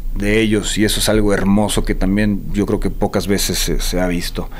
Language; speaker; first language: Spanish; native; Spanish